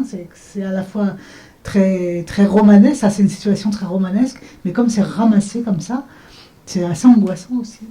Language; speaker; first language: French; native; French